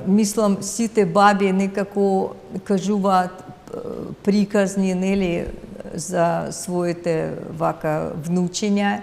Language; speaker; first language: Macedonian; non-native, fluent; Russian